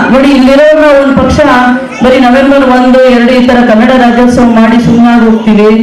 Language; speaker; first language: Kannada; native; Kannada